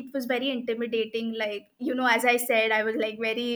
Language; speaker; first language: English; non-native, local second language; Hindi